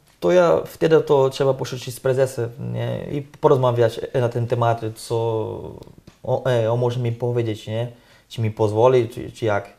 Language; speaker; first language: Polish; non-native, learner; Portuguese